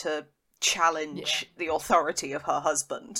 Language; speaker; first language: English; native; English